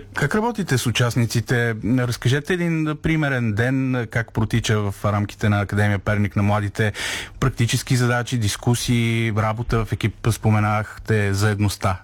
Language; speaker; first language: Bulgarian; native; Bulgarian